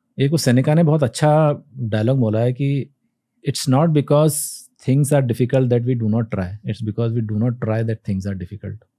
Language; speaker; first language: Hindi; native; Hindi